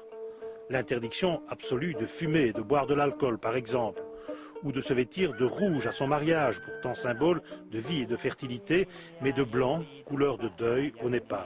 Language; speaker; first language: French; native; French